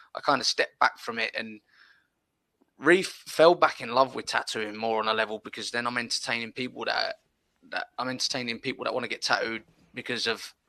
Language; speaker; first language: English; early bilingual, other home language; Spanish